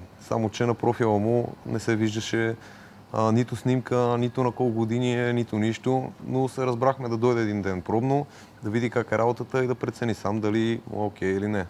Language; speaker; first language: Bulgarian; native; Bulgarian